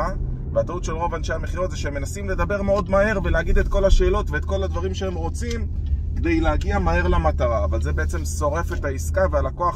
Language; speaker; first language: Hebrew; native; Hebrew